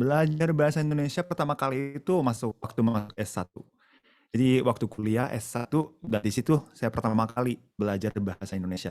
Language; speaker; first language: Indonesian; non-native, fluent; Japanese